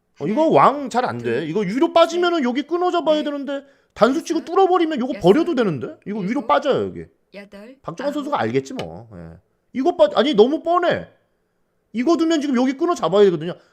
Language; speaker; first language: Korean; native; Korean